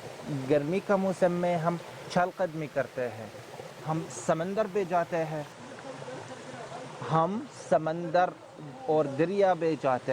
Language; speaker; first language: Hindi; non-native, learner; Arabic